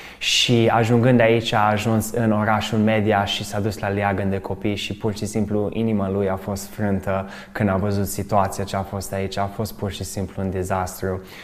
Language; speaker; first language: Romanian; early bilingual, other home language; English